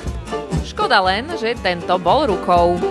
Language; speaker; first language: Slovak; native; Slovak